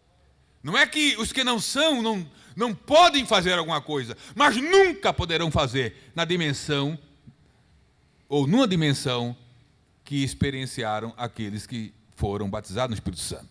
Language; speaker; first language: Portuguese; native; Portuguese